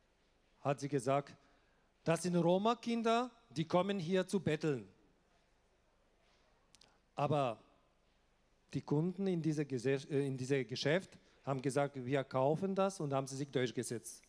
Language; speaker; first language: German; non-native, local second language; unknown